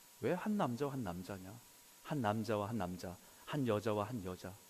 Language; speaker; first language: Korean; native; Korean